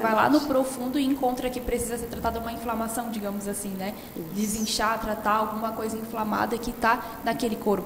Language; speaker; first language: Portuguese; native; Portuguese